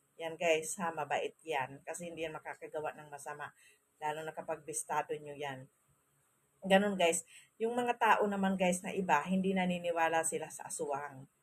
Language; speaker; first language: Filipino; non-native, local second language; Masbatenyo